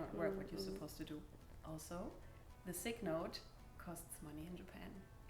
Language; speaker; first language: English; non-native, fluent; German